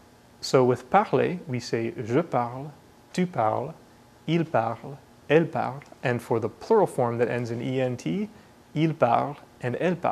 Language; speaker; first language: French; non-native, fluent; English